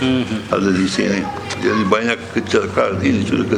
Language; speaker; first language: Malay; non-native, fluent; Dutch